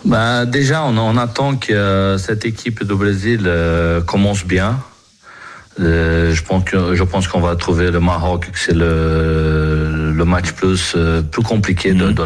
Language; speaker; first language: French; non-native, fluent; Portuguese